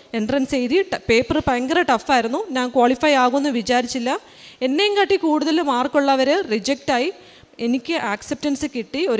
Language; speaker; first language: Malayalam; early bilingual, heritage; Malayalam